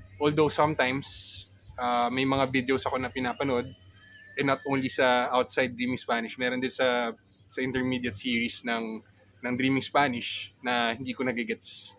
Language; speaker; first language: Filipino; native; Filipino